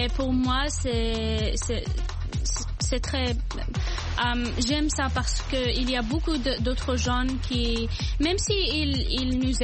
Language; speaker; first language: French; non-native, local second language; Arabic